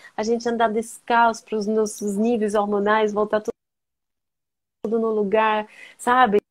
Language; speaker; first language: Portuguese; non-native, fluent; French